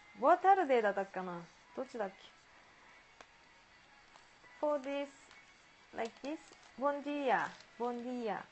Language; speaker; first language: English; non-native, learner; Japanese